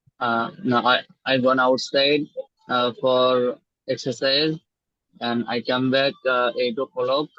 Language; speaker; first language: English; non-native, learner; Bangla